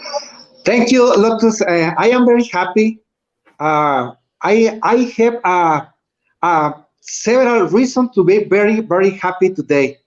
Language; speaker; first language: English; non-native, learner; Spanish